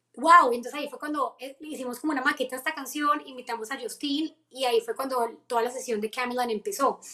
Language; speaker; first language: Spanish; native; Spanish